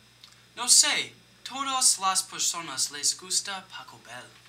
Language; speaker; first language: Spanish; non-native, learner; English